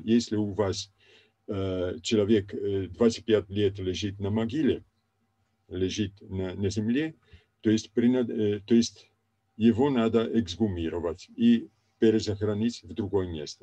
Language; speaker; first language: Russian; non-native, fluent; Italian